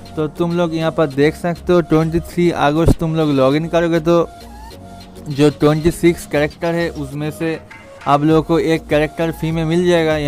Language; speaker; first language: Hindi; non-native, local second language; Bangla